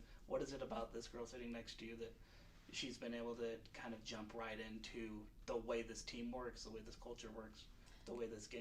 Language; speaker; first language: English; native; English